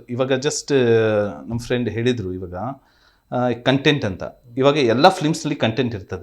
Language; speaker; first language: Kannada; non-native, local second language; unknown